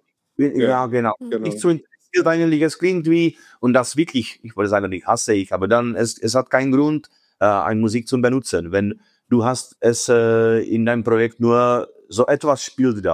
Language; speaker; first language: German; non-native, fluent; Czech